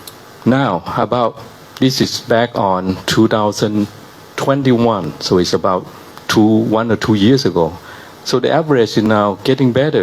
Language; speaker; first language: English; non-native, fluent; Thai